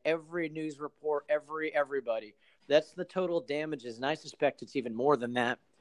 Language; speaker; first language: English; native; English